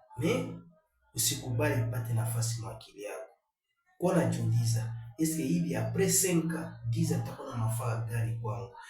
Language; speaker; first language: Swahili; native; Swahili